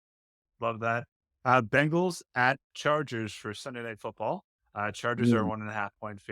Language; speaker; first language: English; native; English